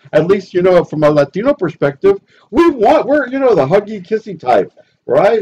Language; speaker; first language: English; early bilingual, other home language; Spanish